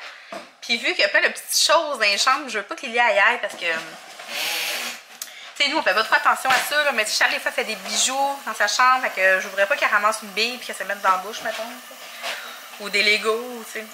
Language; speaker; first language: French; native; French